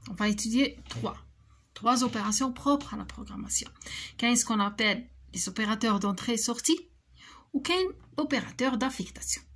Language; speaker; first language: French; non-native, local second language; Arabic